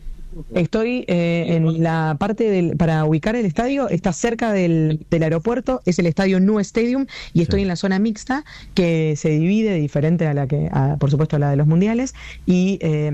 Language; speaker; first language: Spanish; native; Spanish